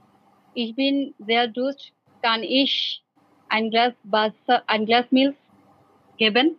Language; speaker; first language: German; non-native, learner; Bangla